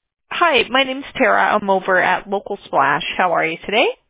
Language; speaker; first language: English; native; English